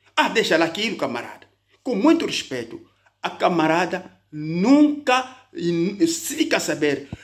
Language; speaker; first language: Portuguese; native; Portuguese